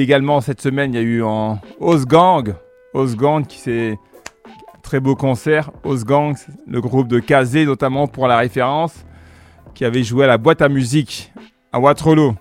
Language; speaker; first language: French; native; French